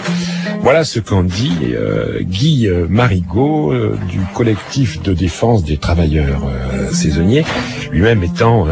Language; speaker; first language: French; native; French